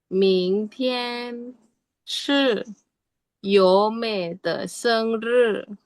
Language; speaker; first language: Chinese; non-native, learner; Indonesian